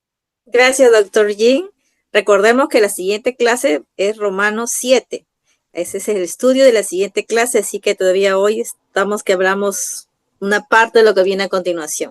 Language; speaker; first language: Spanish; native; Spanish